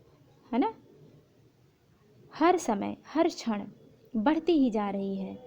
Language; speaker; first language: Hindi; native; Hindi